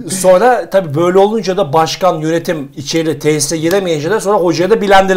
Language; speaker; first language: Turkish; native; Turkish